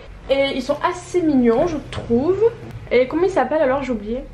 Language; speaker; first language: French; native; French